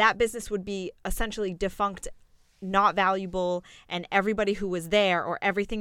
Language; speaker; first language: English; native; English